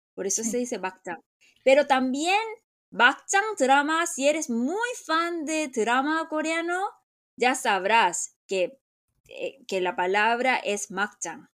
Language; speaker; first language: Spanish; non-native, fluent; Korean